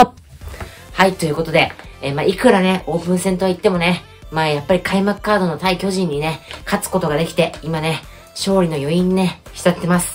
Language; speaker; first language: Japanese; native; Japanese